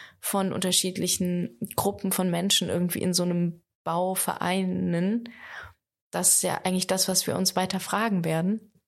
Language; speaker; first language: German; native; German